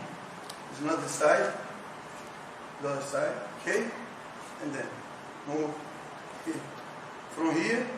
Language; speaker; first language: English; non-native, learner; Portuguese